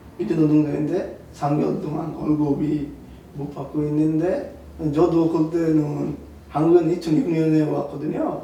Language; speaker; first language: Korean; non-native, learner; Bangla